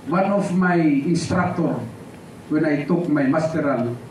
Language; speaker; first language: English; non-native, local second language; Filipino